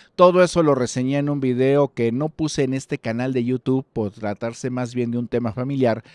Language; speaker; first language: Spanish; native; Spanish